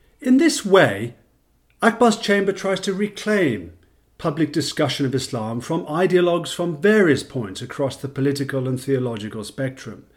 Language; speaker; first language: English; native; English